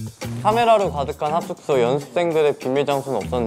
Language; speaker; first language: Korean; native; Korean